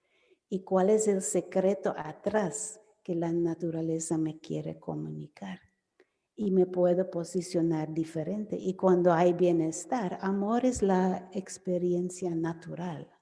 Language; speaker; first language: Spanish; non-native, fluent; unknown